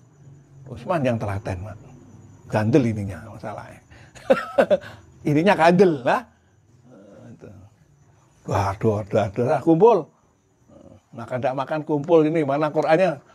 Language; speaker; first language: Indonesian; non-native, local second language; Javanese